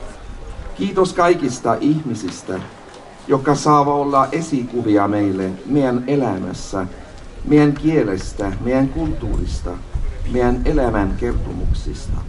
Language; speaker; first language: Finnish; non-native, learner; Swedish